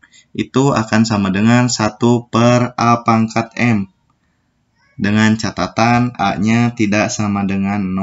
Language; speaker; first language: Indonesian; native; Indonesian